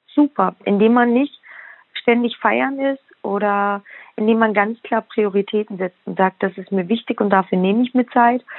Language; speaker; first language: German; native; German